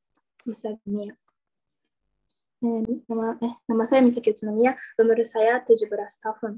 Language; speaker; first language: Indonesian; non-native, learner; Japanese